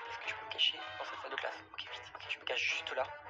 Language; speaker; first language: French; native; French